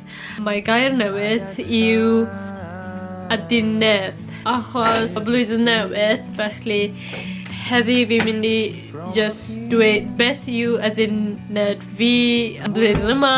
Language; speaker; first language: Welsh; non-native, learner; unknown